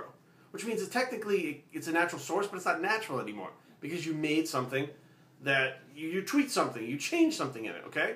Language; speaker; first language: English; native; English